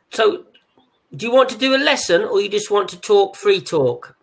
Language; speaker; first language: English; native; English